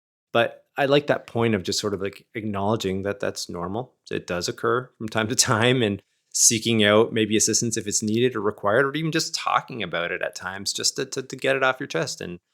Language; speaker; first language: English; native; English